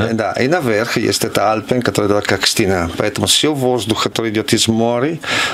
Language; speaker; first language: Russian; non-native, learner; Italian